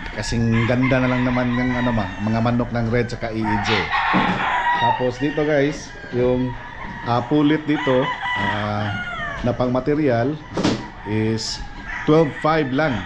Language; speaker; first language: Filipino; non-native, local second language; Cebuano